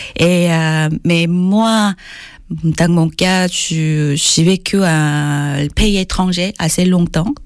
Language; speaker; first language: French; non-native, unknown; Korean